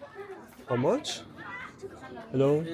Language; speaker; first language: English; non-native, fluent; Persian